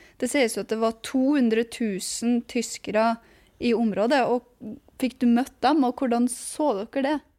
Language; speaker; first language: Norwegian; native; Norwegian